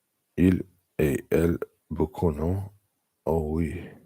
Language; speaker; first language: French; non-native, learner; English